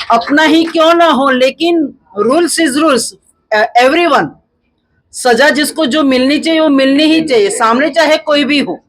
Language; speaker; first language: Hindi; non-native, local second language; Marathi